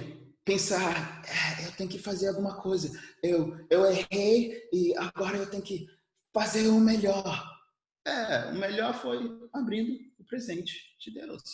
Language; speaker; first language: Portuguese; early bilingual, other home language; English